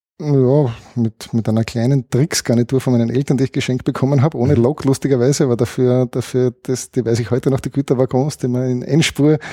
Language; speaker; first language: German; native; German